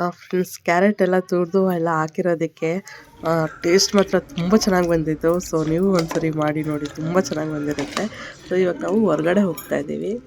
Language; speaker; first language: Kannada; native; Kannada